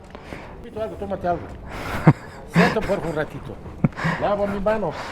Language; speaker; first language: Spanish; non-native, learner; Turkish